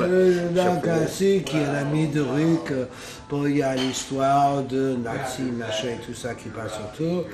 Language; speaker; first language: French; non-native, fluent; English